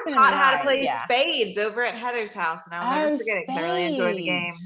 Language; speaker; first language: English; native; English